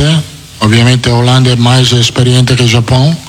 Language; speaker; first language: Portuguese; non-native, fluent; Italian